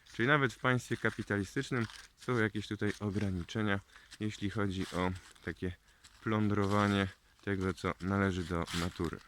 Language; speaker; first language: Polish; native; Polish